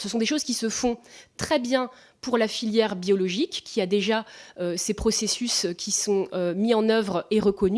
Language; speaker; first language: French; native; French